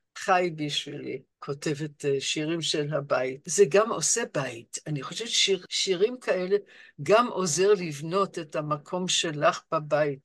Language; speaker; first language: Hebrew; non-native, fluent; English